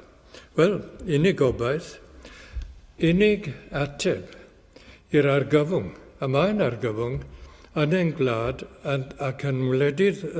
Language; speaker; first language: Welsh; native; Welsh